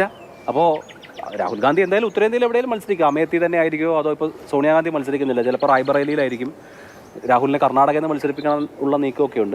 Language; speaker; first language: Malayalam; native; Malayalam